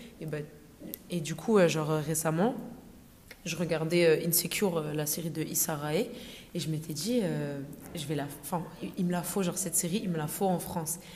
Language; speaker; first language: French; native; French